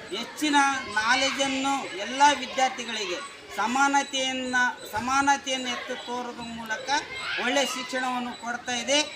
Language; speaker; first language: Kannada; native; Kannada